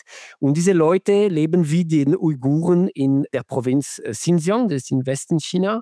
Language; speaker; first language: German; non-native, fluent; French